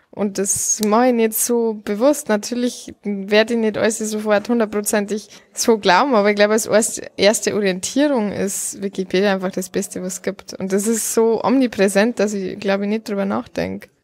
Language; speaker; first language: German; native; German